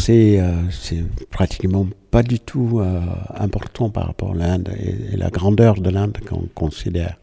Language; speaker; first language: French; non-native, fluent; Malayalam